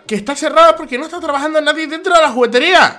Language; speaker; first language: Spanish; native; Spanish